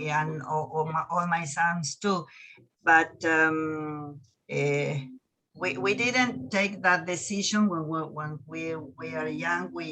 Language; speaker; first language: English; non-native, learner; Spanish